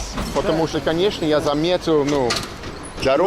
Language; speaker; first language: Russian; non-native, learner; English